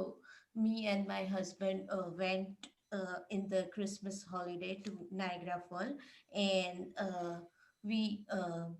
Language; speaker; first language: English; non-native, learner; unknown